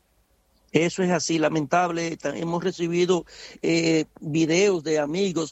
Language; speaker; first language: Spanish; native; Spanish